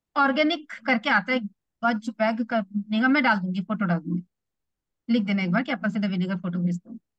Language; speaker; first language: Hindi; native; Hindi